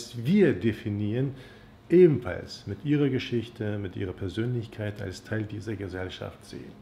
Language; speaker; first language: German; non-native, fluent; Turkish